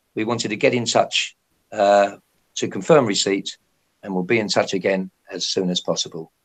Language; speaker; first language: English; native; English